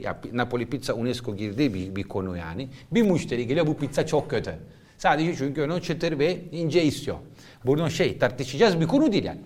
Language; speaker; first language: Turkish; non-native, learner; Italian